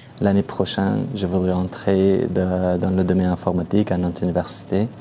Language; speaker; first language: French; non-native, learner; Persian